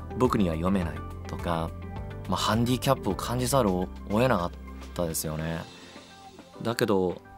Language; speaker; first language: Japanese; early bilingual, heritage; Japanese